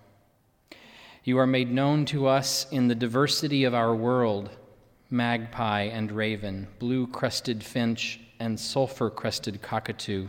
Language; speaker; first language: English; native; English